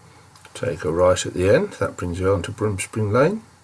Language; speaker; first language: English; native; English